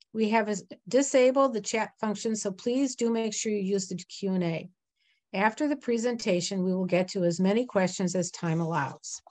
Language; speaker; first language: English; native; English